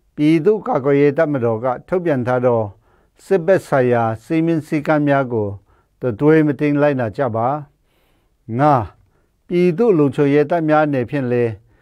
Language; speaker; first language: Burmese; non-native, local second language; Kachin